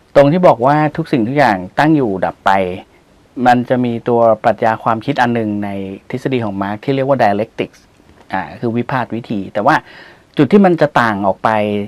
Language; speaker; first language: Thai; native; Thai